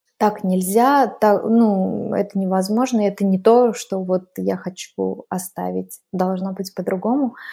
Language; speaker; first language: Russian; native; Russian